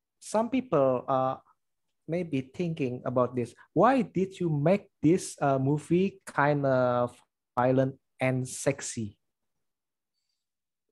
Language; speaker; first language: English; non-native, learner; Indonesian